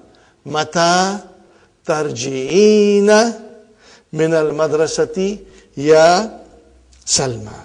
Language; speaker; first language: Arabic; non-native, fluent; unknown